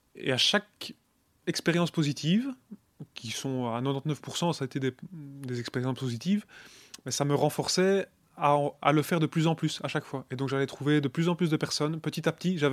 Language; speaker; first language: French; native; French